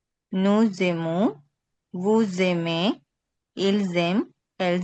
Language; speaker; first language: French; non-native, learner; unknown